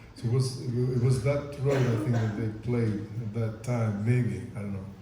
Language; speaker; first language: English; non-native, fluent; Albanian